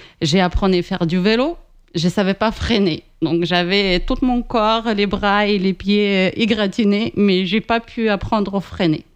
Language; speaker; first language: French; non-native, fluent; Ukrainian